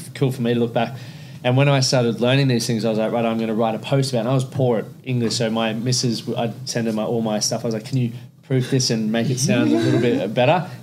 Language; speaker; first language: English; native; English